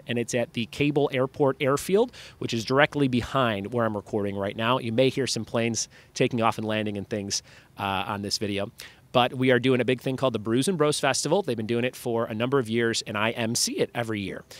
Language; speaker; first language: English; native; English